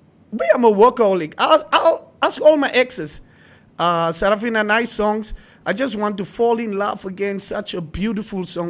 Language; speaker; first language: English; non-native, local second language; Afrikaans